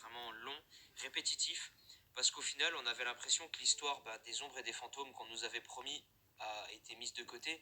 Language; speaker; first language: French; native; French